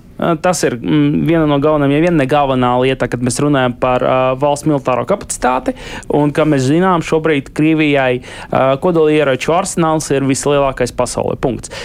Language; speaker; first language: Latvian; non-native, local second language; Russian